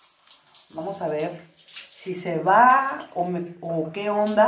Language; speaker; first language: Spanish; native; Spanish